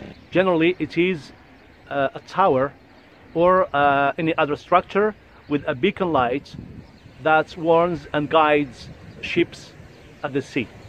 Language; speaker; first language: English; non-native, fluent; Arabic